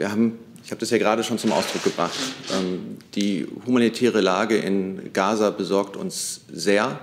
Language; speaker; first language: German; native; German